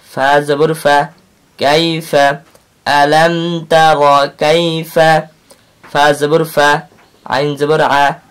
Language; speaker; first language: Arabic; non-native, learner; Bangla